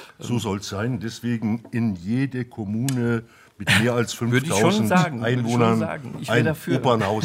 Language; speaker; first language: German; native; German